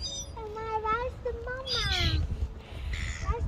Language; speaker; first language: Dutch; early bilingual, other home language; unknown